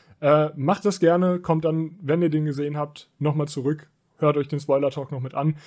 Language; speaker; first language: German; native; German